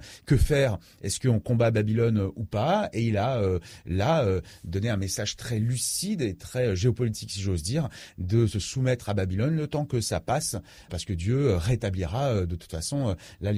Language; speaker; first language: French; native; French